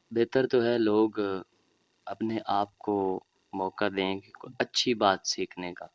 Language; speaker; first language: Urdu; non-native, local second language; Punjabi